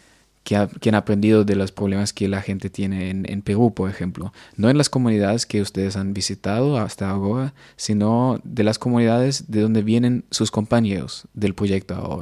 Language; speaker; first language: Spanish; non-native, fluent; Portuguese